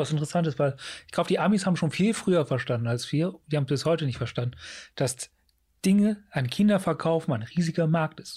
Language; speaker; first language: German; native; German